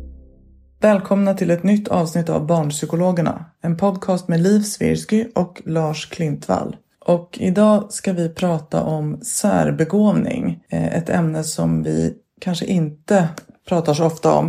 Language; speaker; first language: Swedish; native; Swedish